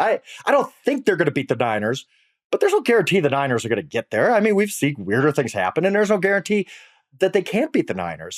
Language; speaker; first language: English; native; English